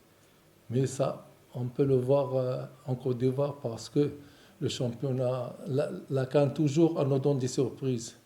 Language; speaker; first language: French; non-native, local second language; Arabic